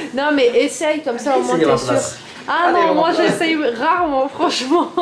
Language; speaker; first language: French; native; French